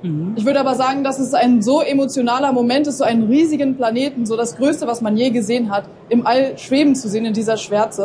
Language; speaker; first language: German; native; German